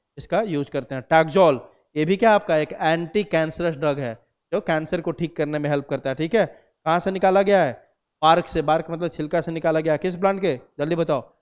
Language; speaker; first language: Hindi; native; Hindi